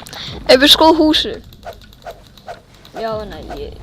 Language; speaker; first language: Icelandic; early bilingual, heritage; Swedish